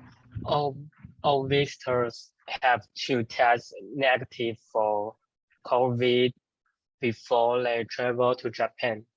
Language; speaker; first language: English; non-native, learner; Chinese